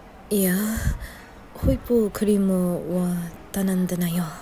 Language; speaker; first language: Japanese; non-native, learner; English